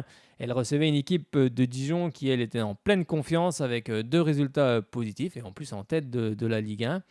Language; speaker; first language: French; native; French